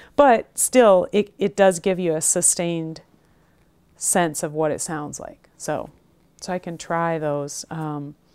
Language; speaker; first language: English; native; English